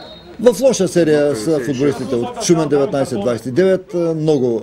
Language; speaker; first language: Bulgarian; native; Bulgarian